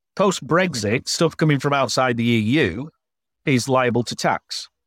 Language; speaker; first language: English; native; English